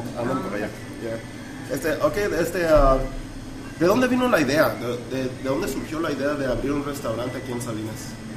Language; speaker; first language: Spanish; early bilingual, heritage; Spanish